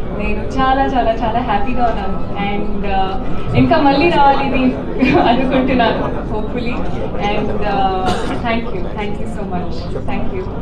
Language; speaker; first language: Telugu; non-native, learner; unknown